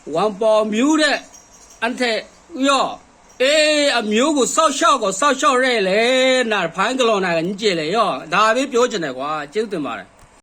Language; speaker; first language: Burmese; non-native, local second language; Kachin